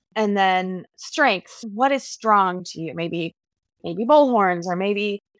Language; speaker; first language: English; native; English